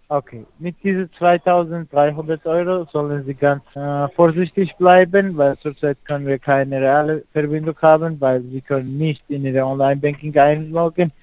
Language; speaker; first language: German; non-native, fluent; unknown